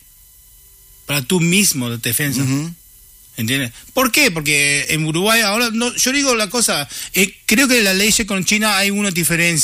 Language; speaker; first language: Spanish; non-native, learner; Chinese